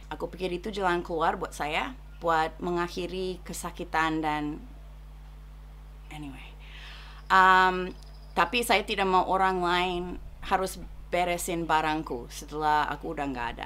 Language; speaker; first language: Indonesian; non-native, fluent; English